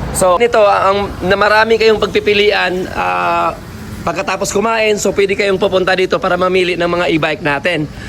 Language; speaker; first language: Filipino; native; Filipino